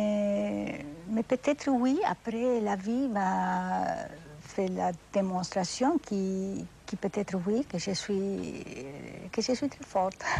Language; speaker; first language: French; non-native, fluent; Spanish